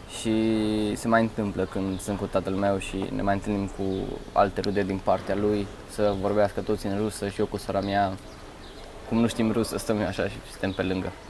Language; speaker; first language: Romanian; early bilingual, heritage; Romanian